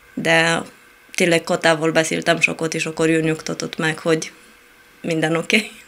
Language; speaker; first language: Hungarian; non-native, fluent; Italian